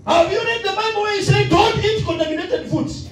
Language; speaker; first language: English; non-native, local second language; Swahili